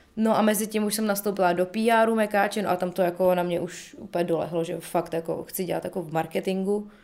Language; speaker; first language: Czech; early bilingual, other home language; Bulgarian